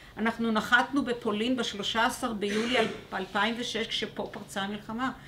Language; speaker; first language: Hebrew; early bilingual, other home language; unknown